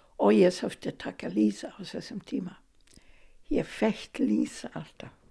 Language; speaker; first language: Icelandic; non-native, fluent; German